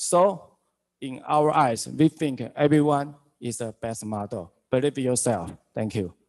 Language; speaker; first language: English; non-native, learner; Chinese